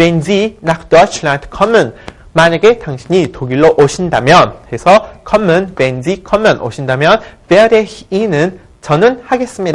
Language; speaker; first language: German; non-native, fluent; Korean